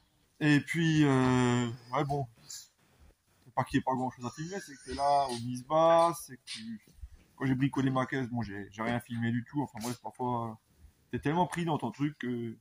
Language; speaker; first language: French; native; French